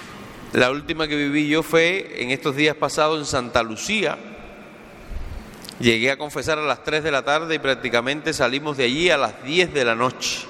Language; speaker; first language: Spanish; native; Spanish